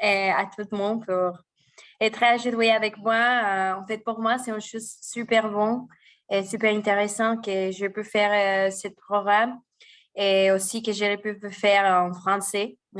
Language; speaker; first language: French; non-native, fluent; Spanish